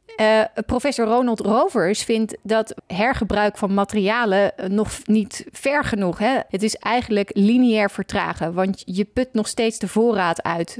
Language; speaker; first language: Dutch; native; Dutch